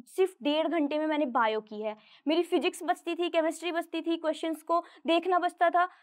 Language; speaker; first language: Hindi; native; Hindi